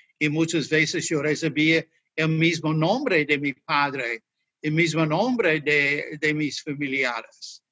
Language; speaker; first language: Spanish; non-native, learner; English